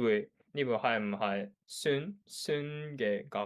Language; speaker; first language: Chinese; non-native, learner; Japanese